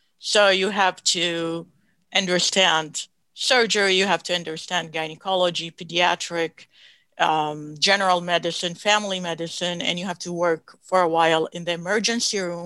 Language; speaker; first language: English; non-native, fluent; Arabic